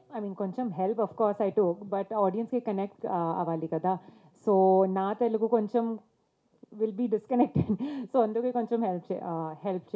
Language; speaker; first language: Telugu; non-native, local second language; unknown